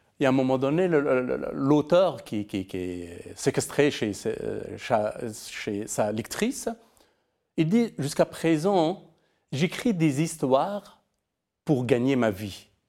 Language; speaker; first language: French; non-native, fluent; Persian